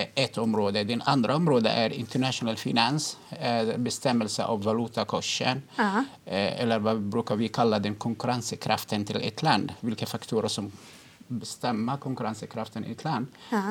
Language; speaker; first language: Swedish; non-native, fluent; Arabic